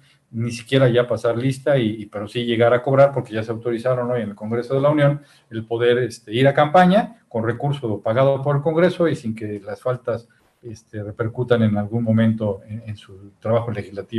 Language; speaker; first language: Spanish; native; Spanish